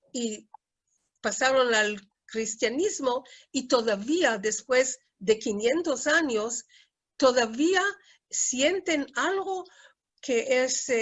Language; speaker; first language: Spanish; non-native, fluent; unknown